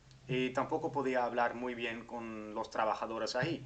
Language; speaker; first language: Spanish; non-native, fluent; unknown